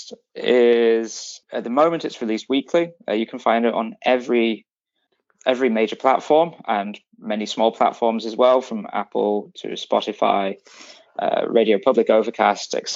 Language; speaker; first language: English; native; English